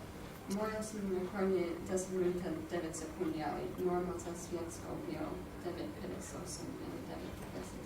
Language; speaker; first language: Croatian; non-native, learner; English